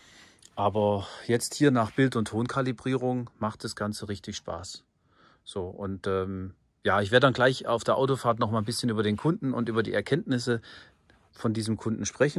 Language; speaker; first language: German; native; German